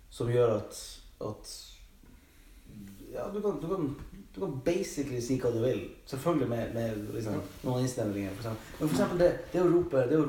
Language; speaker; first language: Norwegian; native; Norwegian